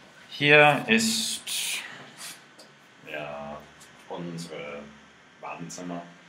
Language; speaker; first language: German; non-native, learner; English